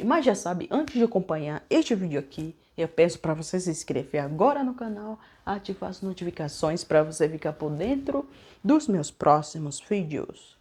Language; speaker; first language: Portuguese; non-native, local second language; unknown